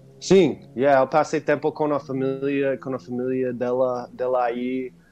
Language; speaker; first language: Portuguese; non-native, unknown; English